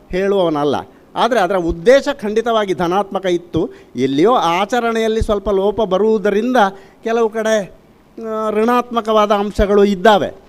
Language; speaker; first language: Kannada; non-native, local second language; Tulu